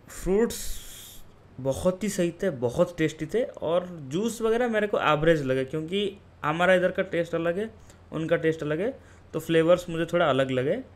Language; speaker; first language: Hindi; non-native, local second language; Odia